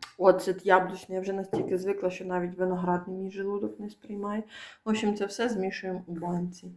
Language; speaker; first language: Ukrainian; native; Ukrainian